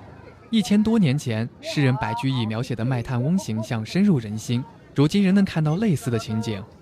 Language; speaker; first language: Chinese; native; Chinese